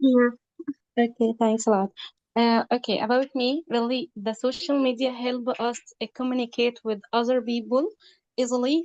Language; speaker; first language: English; non-native, learner; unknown